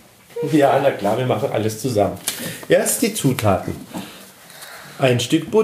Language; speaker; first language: German; native; German